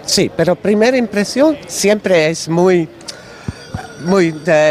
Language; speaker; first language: Spanish; non-native, learner; Dutch